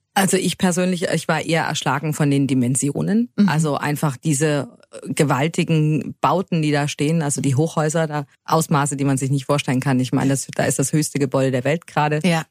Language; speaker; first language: German; native; German